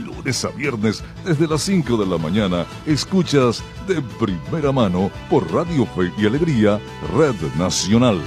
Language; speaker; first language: Spanish; native; Spanish